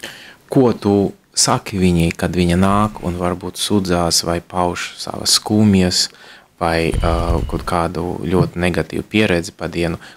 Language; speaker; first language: Latvian; non-native, local second language; Russian